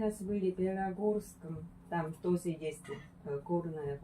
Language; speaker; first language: Russian; non-native, fluent; Korean